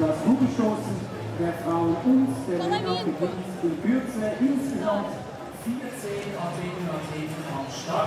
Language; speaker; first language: German; native; German